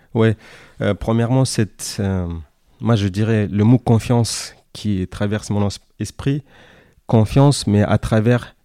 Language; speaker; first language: French; non-native, fluent; Kyrgyz